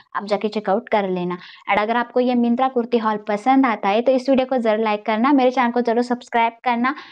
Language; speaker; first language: Hindi; non-native, local second language; Marathi